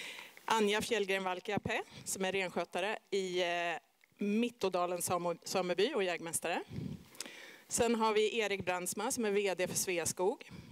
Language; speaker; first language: Swedish; native; Swedish